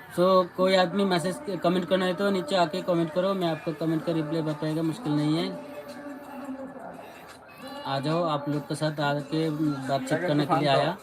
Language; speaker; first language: Hindi; non-native, learner; Bangla